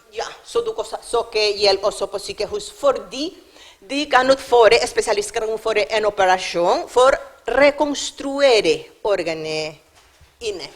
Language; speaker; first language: Norwegian; non-native, learner; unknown